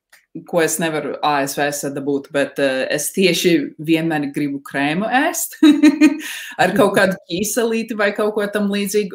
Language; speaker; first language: Latvian; early bilingual, heritage; Latvian